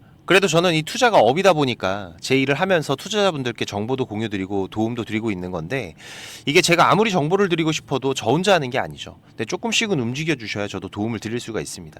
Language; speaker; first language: Korean; native; Korean